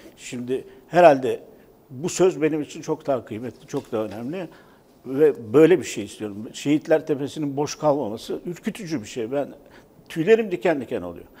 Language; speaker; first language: Turkish; native; Turkish